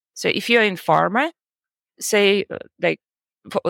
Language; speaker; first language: English; non-native, fluent; Russian